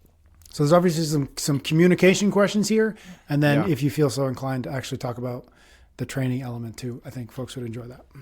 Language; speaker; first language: English; native; English